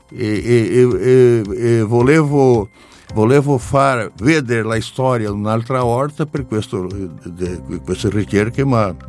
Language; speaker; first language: Italian; non-native, learner; Portuguese